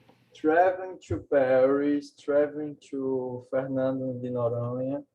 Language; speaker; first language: English; non-native, learner; Portuguese